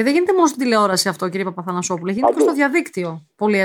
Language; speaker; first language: Greek; native; Greek